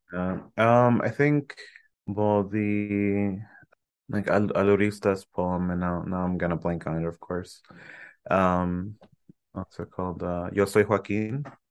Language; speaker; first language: English; early bilingual, other home language; Spanish